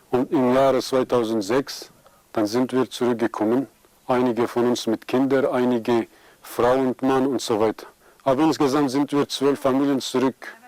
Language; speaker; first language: German; non-native, fluent; Aramaic